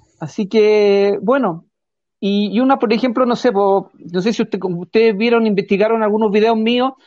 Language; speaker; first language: Spanish; native; Spanish